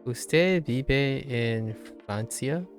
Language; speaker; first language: Spanish; non-native, learner; English